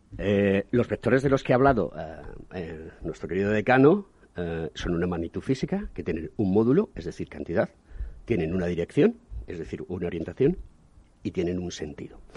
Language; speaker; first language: Spanish; native; Spanish